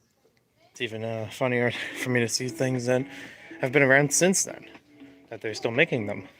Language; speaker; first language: English; native; English